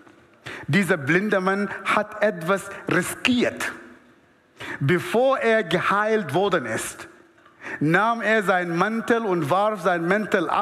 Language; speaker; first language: German; non-native, fluent; Arabic